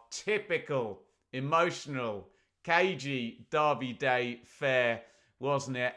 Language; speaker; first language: English; native; English